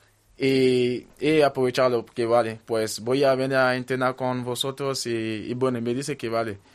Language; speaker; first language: Spanish; non-native, fluent; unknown